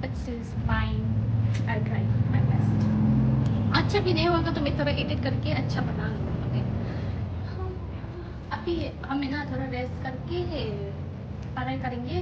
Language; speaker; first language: Hindi; non-native, local second language; Tibetan